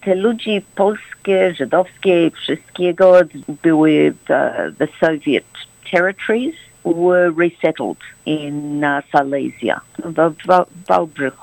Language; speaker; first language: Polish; early bilingual, heritage; Polish